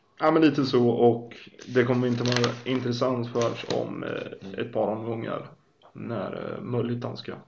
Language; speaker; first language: Swedish; native; Swedish